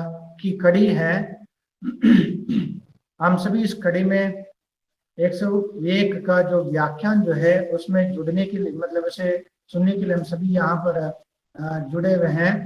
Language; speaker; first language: Hindi; non-native, local second language; Kannada